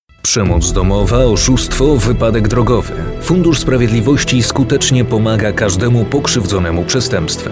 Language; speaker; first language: Polish; native; Polish